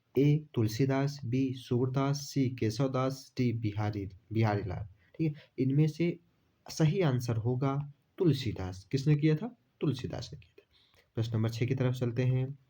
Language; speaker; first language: Hindi; native; Hindi